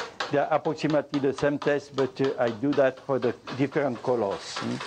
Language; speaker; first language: English; non-native, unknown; French